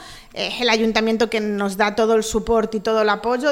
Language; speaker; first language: Spanish; native; Spanish